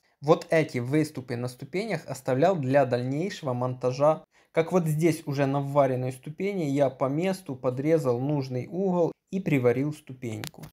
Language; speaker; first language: Russian; non-native, local second language; Ukrainian